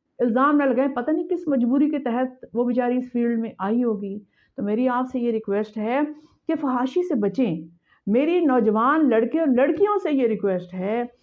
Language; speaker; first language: Urdu; native; Urdu